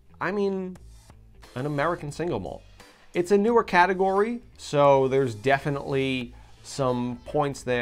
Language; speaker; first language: English; native; English